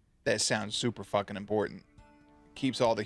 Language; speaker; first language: English; native; English